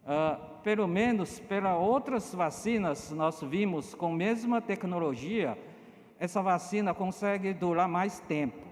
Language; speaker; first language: Portuguese; non-native, learner; Chinese